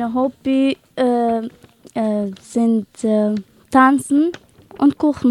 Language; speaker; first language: German; non-native, learner; Arabic